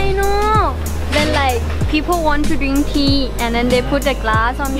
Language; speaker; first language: English; non-native, learner; Thai